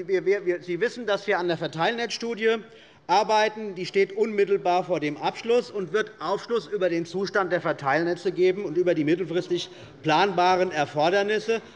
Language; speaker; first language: German; native; German